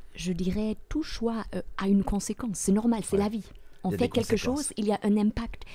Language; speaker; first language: French; non-native, fluent; German